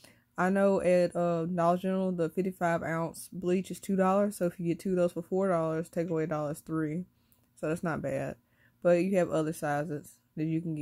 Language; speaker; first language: English; native; English